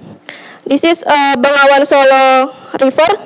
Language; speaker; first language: English; non-native, learner; Indonesian